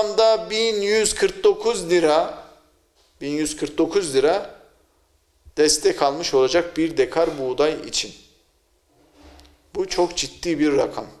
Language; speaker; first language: Turkish; native; Turkish